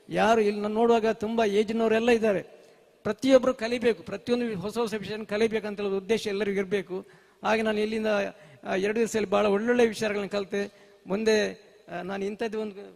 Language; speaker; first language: Kannada; native; Kannada